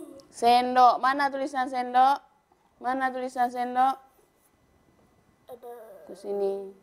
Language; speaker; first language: Indonesian; native; Indonesian